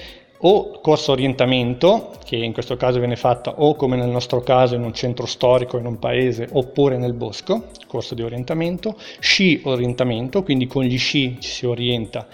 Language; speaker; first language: Italian; native; Italian